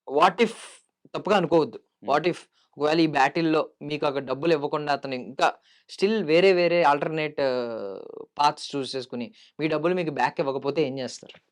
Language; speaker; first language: Telugu; native; Telugu